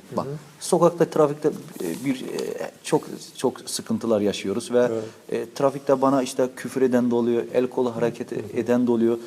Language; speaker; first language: Turkish; early bilingual, heritage; Turkish